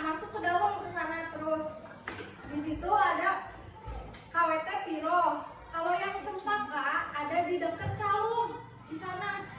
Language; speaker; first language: Indonesian; native; Indonesian